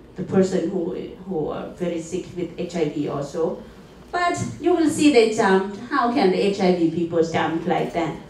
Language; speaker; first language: English; non-native, fluent; Thai